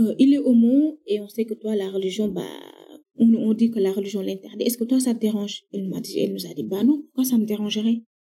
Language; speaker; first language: French; non-native, local second language; Wolof